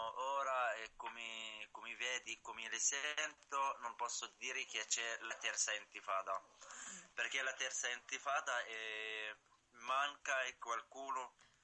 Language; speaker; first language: Italian; non-native, learner; Arabic